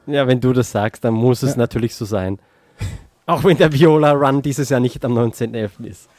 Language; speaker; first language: German; native; German